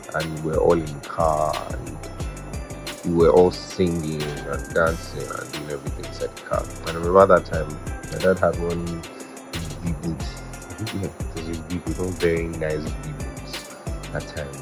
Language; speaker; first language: English; non-native, local second language; Yoruba